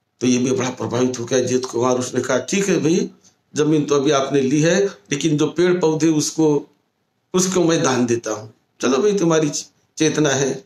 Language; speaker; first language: Hindi; non-native, local second language; Marathi